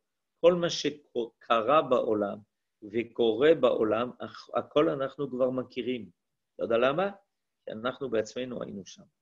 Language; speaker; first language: Hebrew; non-native, fluent; French